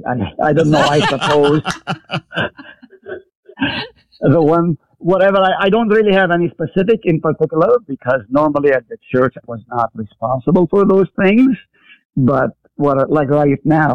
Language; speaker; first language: English; non-native, fluent; Hebrew